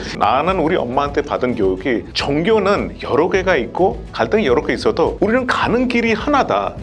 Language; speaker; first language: Korean; non-native, fluent; Hindi